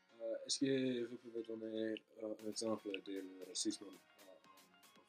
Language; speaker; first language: French; non-native, learner; English